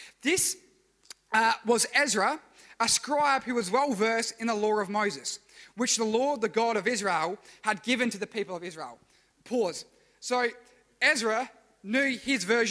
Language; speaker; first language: English; native; English